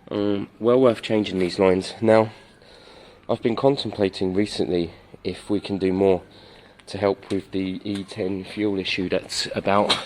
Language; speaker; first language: English; native; English